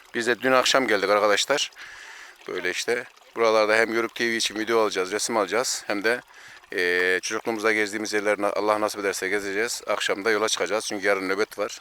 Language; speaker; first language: Turkish; native; Turkish